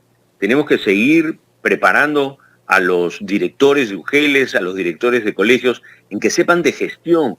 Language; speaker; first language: Spanish; native; Spanish